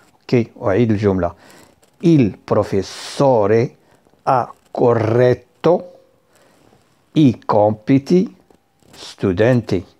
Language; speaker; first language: Italian; non-native, fluent; Arabic